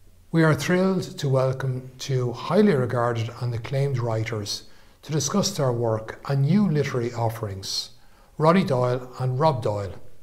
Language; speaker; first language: English; native; English